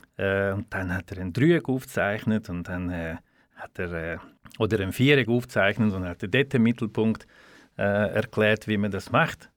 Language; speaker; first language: German; non-native, fluent; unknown